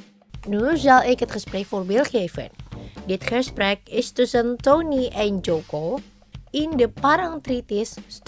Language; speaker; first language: Dutch; non-native, learner; Indonesian